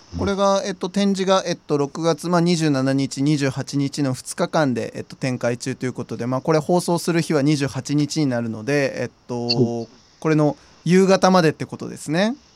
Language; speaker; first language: Japanese; native; Japanese